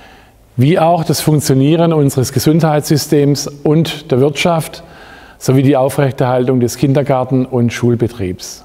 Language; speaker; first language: German; native; German